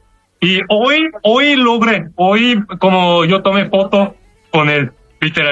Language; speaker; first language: Spanish; non-native, learner; Korean